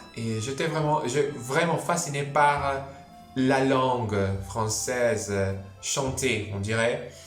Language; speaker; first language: French; non-native, fluent; Spanish